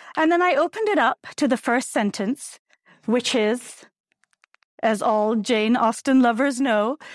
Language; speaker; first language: English; non-native, local second language; Urdu